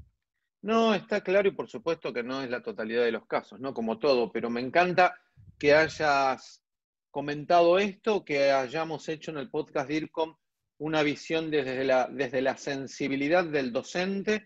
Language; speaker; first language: Spanish; native; Spanish